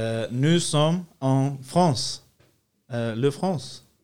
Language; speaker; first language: French; non-native, learner; English